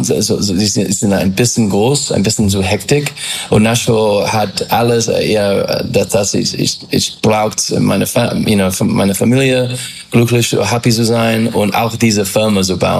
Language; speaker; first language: German; non-native, learner; English